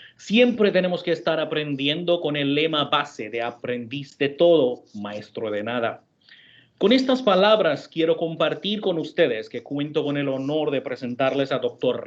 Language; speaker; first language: Spanish; non-native, fluent; Hindi